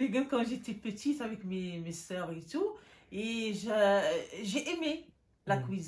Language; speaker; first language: French; non-native, local second language; Arabic